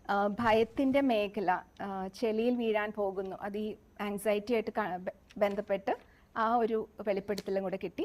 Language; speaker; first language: Malayalam; native; Malayalam